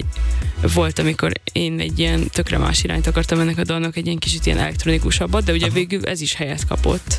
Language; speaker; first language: Hungarian; native; Hungarian